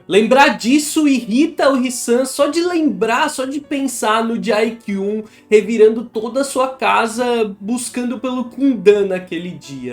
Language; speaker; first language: Portuguese; native; Portuguese